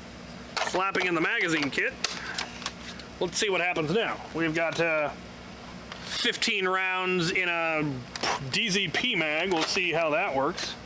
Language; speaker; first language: English; native; English